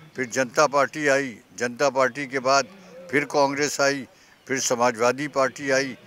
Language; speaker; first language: Hindi; native; Hindi